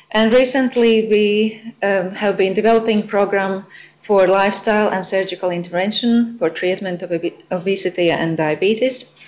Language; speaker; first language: English; non-native, fluent; Latvian